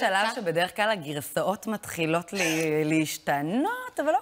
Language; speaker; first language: Hebrew; native; Hebrew